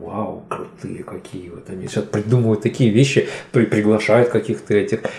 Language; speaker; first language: Russian; non-native, local second language; Tajik